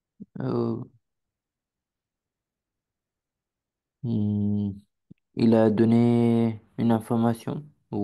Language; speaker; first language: French; non-native, learner; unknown